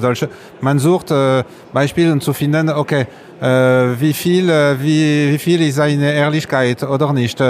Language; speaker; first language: German; non-native, learner; French